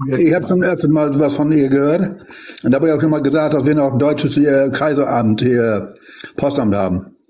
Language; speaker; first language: German; non-native, fluent; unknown